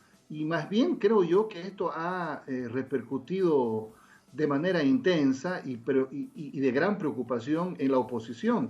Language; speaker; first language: Spanish; native; Spanish